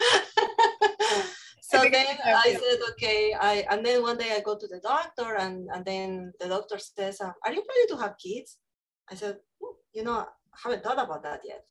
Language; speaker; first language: English; non-native, fluent; Spanish